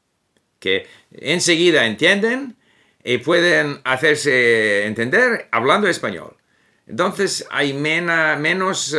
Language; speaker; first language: Spanish; non-native, fluent; English